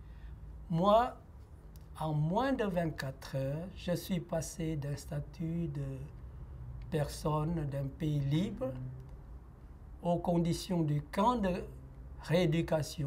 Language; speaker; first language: French; non-native, fluent; Lao